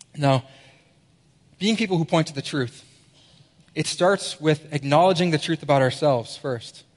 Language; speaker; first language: English; native; English